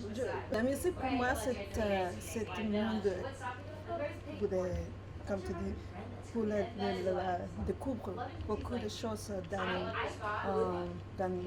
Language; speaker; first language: French; non-native, learner; Spanish